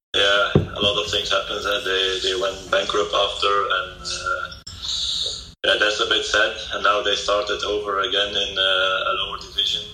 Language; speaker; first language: English; non-native, fluent; Dutch